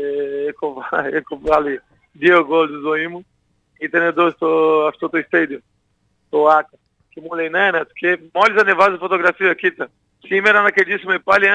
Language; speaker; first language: Greek; non-native, learner; Portuguese